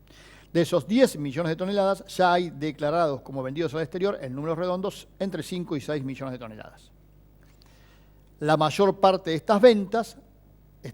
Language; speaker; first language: Spanish; native; Spanish